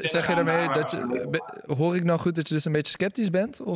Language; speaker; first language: Dutch; native; Dutch